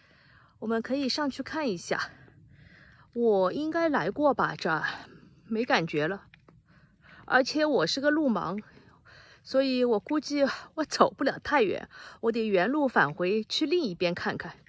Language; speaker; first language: Chinese; native; Chinese